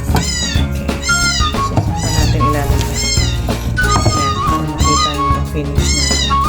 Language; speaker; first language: Filipino; native; Filipino